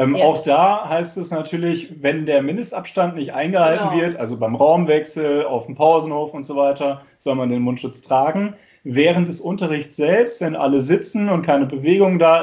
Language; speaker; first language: German; native; German